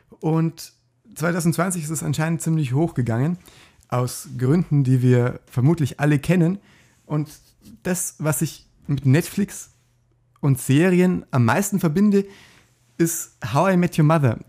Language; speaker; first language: German; native; German